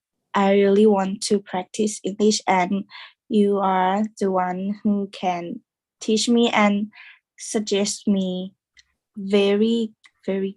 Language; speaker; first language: English; non-native, learner; Thai